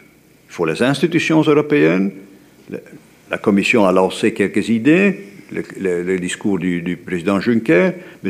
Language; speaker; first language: French; native; French